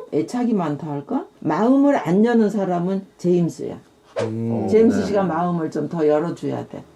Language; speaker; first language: Korean; native; Korean